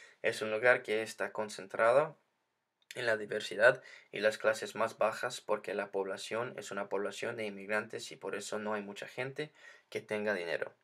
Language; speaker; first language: Spanish; non-native, learner; English